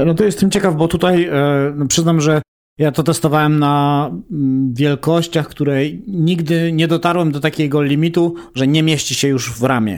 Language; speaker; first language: Polish; native; Polish